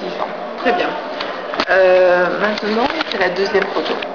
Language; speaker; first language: French; non-native, fluent; English